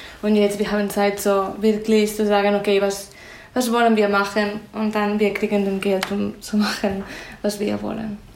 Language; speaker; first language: German; non-native, fluent; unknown